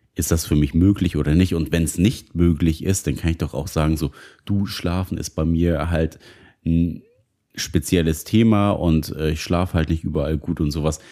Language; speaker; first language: German; native; German